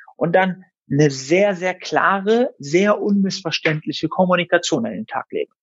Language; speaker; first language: German; native; German